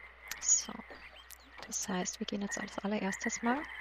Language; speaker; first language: German; native; German